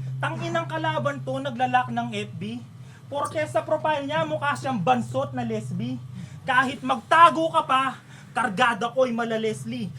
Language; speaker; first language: Filipino; non-native, local second language; Pampanga